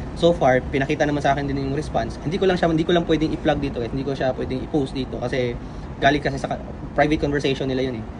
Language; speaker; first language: Filipino; native; Filipino